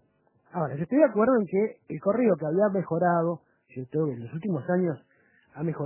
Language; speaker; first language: Spanish; native; Spanish